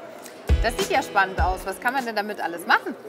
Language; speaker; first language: German; native; German